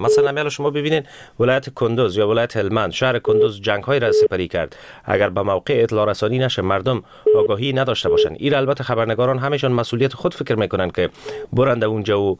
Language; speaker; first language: Persian; native; Persian